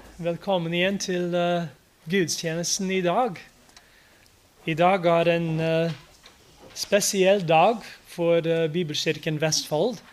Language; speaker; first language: Norwegian; non-native, fluent; English